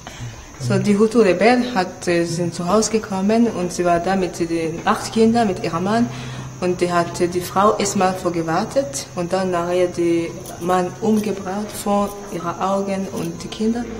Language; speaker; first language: German; non-native, learner; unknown